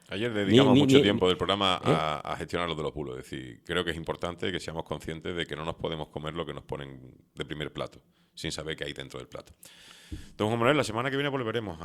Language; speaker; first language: Spanish; native; Spanish